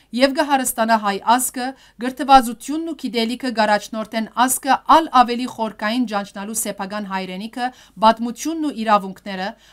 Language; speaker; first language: Armenian; early bilingual, heritage; Armenian